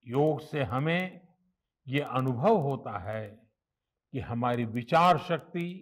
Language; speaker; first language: Hindi; non-native, local second language; Gujarati